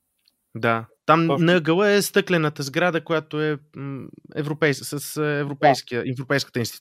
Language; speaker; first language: Bulgarian; native; Bulgarian